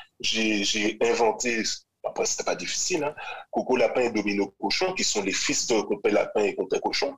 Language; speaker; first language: French; native; French